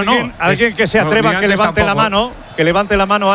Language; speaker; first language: Spanish; native; Spanish